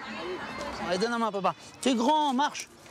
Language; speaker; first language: French; native; French